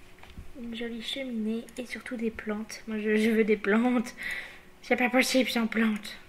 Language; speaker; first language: French; native; French